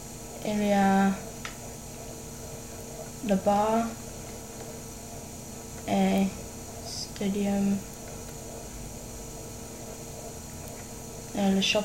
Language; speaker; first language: French; non-native, learner; English